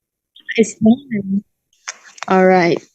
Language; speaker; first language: English; non-native, learner; Indonesian